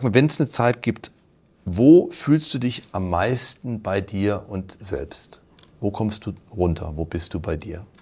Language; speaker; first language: German; native; German